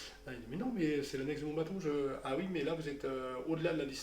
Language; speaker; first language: French; native; French